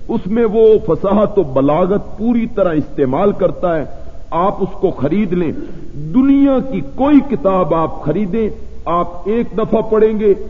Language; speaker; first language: Urdu; non-native, local second language; Punjabi